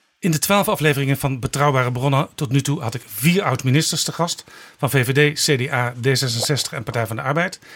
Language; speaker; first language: Dutch; native; Dutch